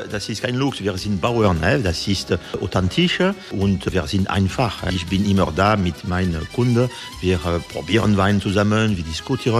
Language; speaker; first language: German; non-native, fluent; French